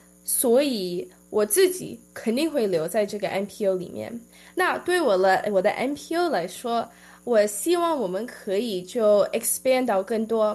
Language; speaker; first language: Chinese; early bilingual, heritage; Chinese